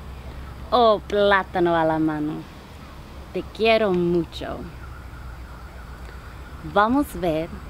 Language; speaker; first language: Spanish; non-native, learner; English